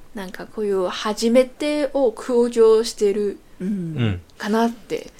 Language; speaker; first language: Japanese; non-native, learner; Cantonese